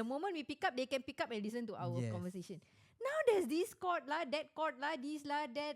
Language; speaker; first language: English; native; English